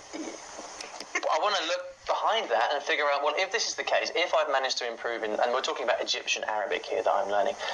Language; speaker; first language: English; native; English